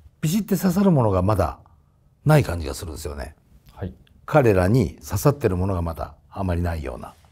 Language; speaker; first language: Japanese; native; Japanese